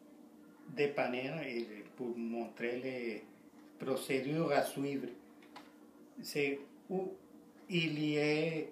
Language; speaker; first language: French; non-native, learner; Spanish